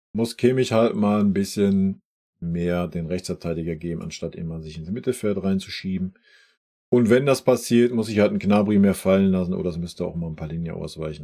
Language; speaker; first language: German; native; German